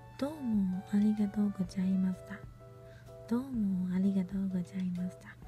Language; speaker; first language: Japanese; non-native, fluent; Cantonese